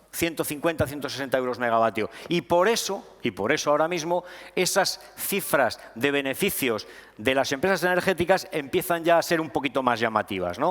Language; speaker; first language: Spanish; native; Spanish